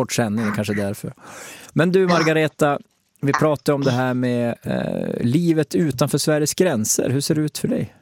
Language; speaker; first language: Swedish; native; Swedish